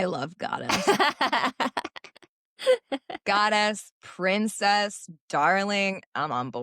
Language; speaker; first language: English; native; English